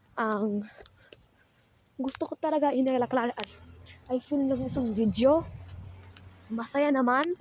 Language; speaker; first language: Filipino; non-native, learner; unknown